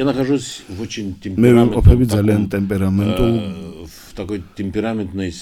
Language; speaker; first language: Russian; non-native, local second language; Georgian